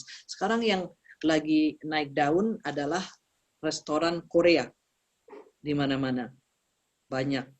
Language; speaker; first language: Indonesian; early bilingual, heritage; Indonesian